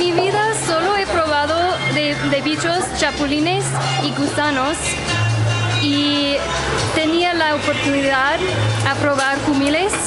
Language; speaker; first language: Spanish; non-native, learner; English